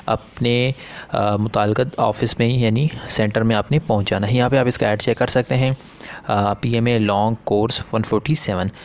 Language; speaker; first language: Urdu; native; Urdu